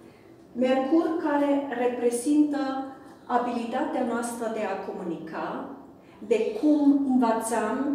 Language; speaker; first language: Romanian; non-native, fluent; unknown